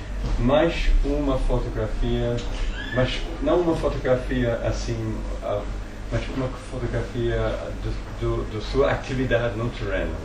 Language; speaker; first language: Portuguese; non-native, fluent; English